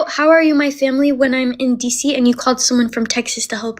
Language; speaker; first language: English; early bilingual, other home language; Amharic